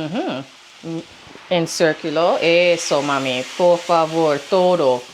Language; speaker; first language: Spanish; non-native, learner; English